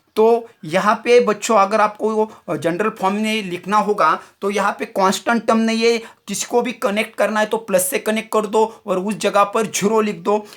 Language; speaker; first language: Hindi; non-native, local second language; Marathi